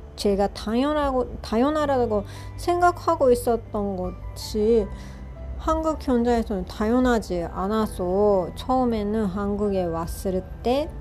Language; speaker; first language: Korean; non-native, fluent; Japanese